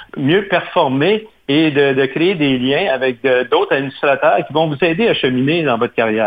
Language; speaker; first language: French; native; French